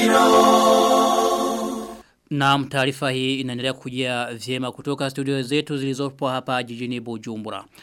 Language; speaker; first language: Swahili; non-native, local second language; Rundi